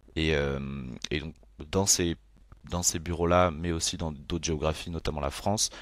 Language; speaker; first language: French; native; French